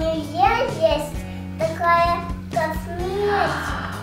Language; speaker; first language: Russian; early bilingual, heritage; Russian